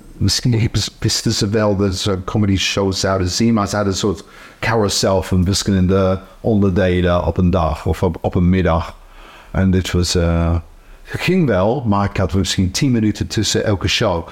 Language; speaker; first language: Dutch; non-native, fluent; English